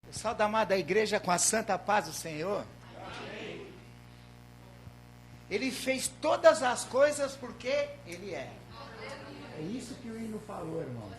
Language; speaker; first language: Portuguese; native; Portuguese